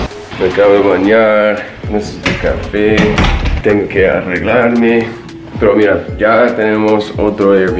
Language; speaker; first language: Spanish; non-native, fluent; English